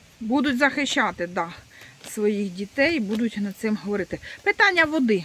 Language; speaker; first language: Ukrainian; non-native, local second language; Russian